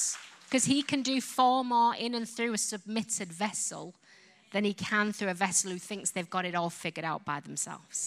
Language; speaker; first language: English; native; English